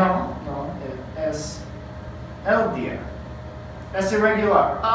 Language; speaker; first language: Spanish; non-native, learner; English